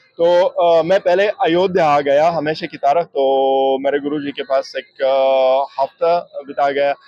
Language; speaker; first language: Hindi; non-native, fluent; Russian